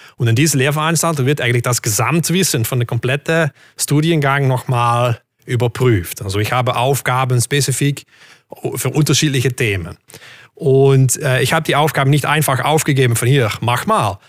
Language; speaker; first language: German; non-native, fluent; Dutch